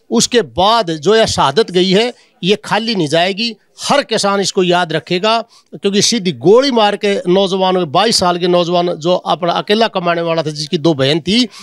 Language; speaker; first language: Hindi; native; Hindi